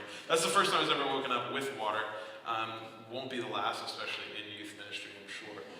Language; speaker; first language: English; native; English